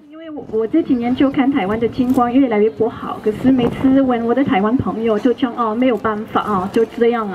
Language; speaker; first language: Chinese; non-native, fluent; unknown